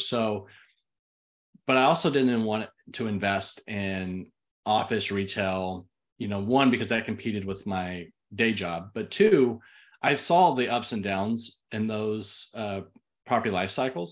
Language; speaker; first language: English; native; English